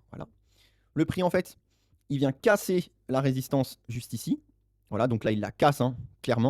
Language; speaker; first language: French; native; French